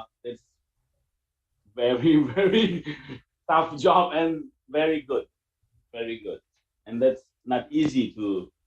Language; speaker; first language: English; non-native, learner; Indonesian